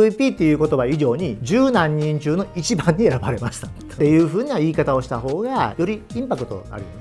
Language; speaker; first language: Japanese; native; Japanese